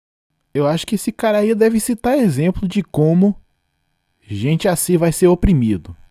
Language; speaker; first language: Portuguese; non-native, fluent; English